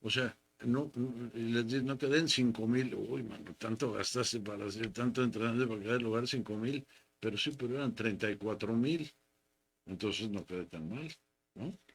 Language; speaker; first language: Spanish; native; Spanish